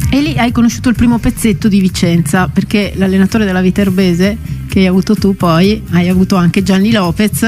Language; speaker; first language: Italian; native; Italian